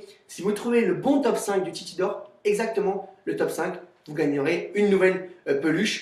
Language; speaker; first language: French; native; French